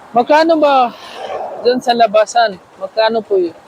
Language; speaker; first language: Filipino; non-native, learner; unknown